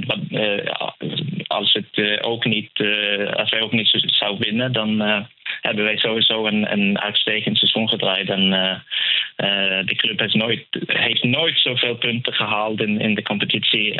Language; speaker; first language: Dutch; non-native, fluent; Norwegian